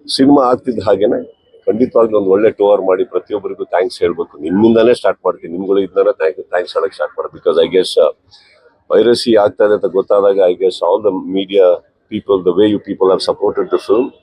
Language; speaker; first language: Kannada; native; Kannada